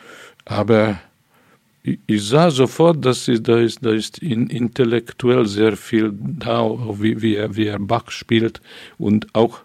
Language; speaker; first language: German; non-native, fluent; Hungarian